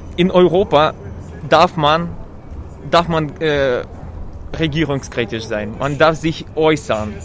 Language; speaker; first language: German; non-native, fluent; Russian